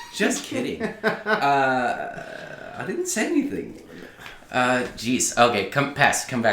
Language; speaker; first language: English; native; English